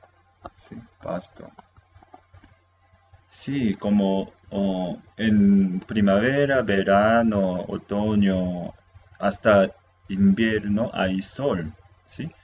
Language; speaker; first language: Spanish; non-native, fluent; Korean